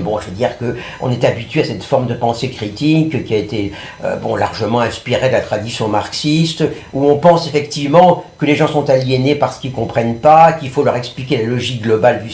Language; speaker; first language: French; native; French